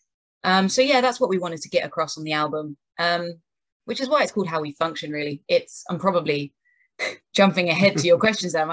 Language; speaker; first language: English; native; English